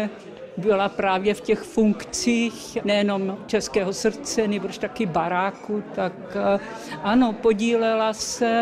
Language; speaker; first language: Czech; early bilingual, heritage; Czech